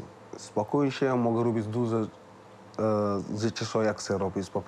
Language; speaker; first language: Polish; non-native, learner; Wolof